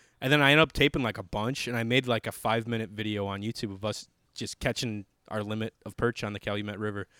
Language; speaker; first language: English; native; English